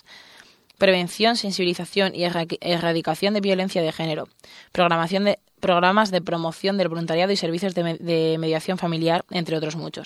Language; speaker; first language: Spanish; native; Spanish